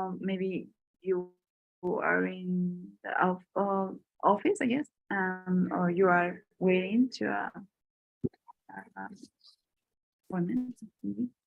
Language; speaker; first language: English; non-native, learner; Spanish